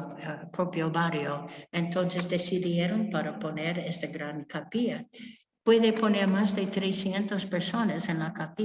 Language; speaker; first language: Spanish; non-native, fluent; English